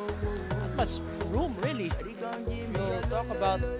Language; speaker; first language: English; non-native, local second language; Filipino